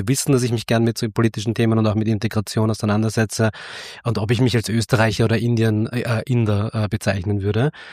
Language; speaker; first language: German; early bilingual, other home language; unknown